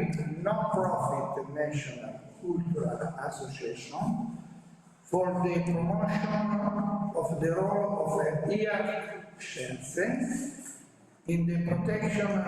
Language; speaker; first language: English; non-native, learner; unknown